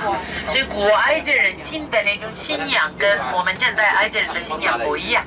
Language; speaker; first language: Chinese; non-native, fluent; Arabic